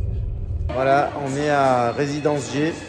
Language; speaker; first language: French; native; French